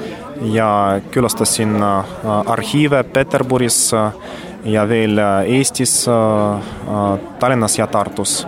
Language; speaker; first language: Estonian; non-native, learner; Russian